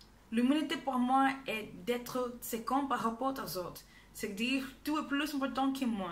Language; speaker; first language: French; non-native, fluent; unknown